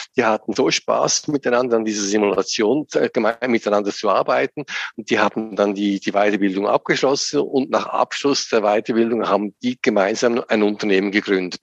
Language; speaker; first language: German; native; German